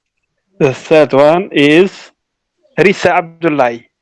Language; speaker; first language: English; non-native, local second language; Arabic